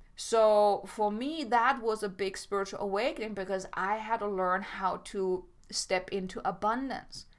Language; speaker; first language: English; non-native, fluent; German